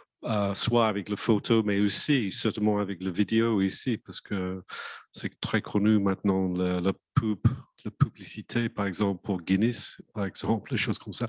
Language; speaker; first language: French; non-native, fluent; English